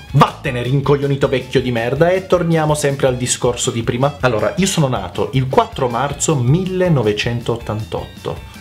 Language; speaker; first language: Italian; early bilingual, other home language; Macedonian